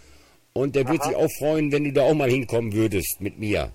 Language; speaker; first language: German; native; German